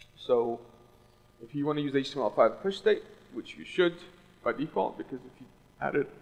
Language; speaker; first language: English; non-native, fluent; Russian